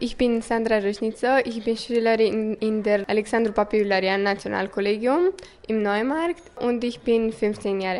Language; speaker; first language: German; non-native, fluent; Romanian